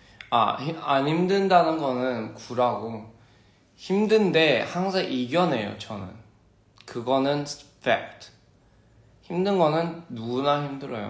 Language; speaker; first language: Korean; early bilingual, other home language; English